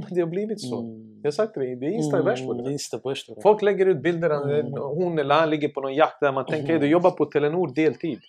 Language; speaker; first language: Swedish; early bilingual, other home language; Serbian